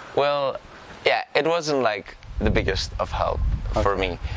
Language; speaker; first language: English; non-native, fluent; Greek